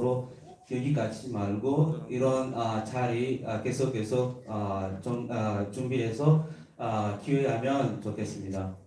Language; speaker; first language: Korean; non-native, learner; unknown